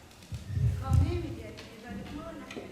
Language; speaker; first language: French; non-native, fluent; Persian